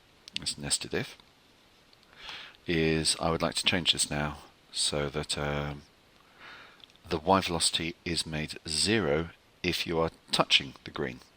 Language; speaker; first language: English; native; English